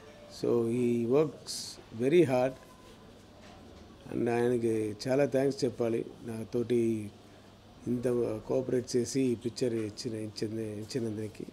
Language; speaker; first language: Telugu; non-native, learner; Tamil